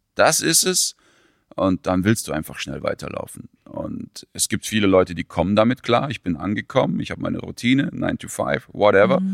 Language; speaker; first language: German; early bilingual, other home language; Russian